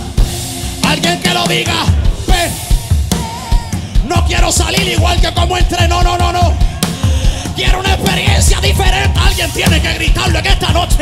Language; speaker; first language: Spanish; native; Spanish